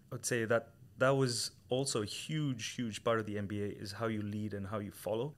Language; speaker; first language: English; non-native, local second language; Tamil